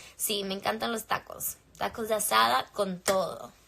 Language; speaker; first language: Spanish; early bilingual, other home language; English